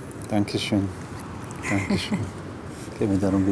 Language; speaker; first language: Portuguese; non-native, learner; German